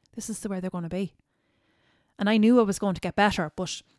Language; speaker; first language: English; native; English